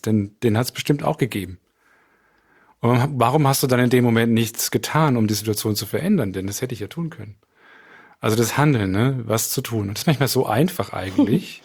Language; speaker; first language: German; native; German